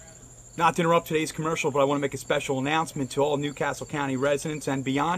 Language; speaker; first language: English; native; English